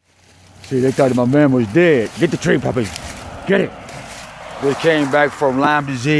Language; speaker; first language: English; native; English